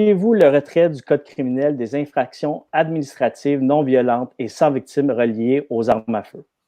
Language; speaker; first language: French; native; French